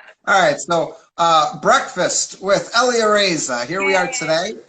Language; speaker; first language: English; native; English